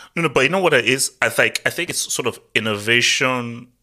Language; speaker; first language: English; non-native, local second language; Yoruba